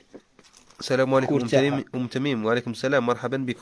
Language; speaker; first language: Arabic; native; Arabic